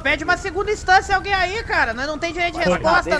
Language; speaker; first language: Portuguese; native; Portuguese